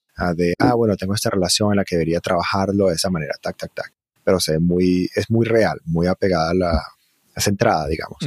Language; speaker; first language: Spanish; native; Spanish